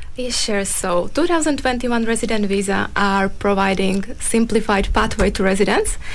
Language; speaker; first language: English; non-native, fluent; Slovak